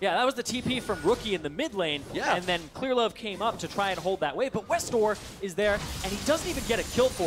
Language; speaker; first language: English; native; English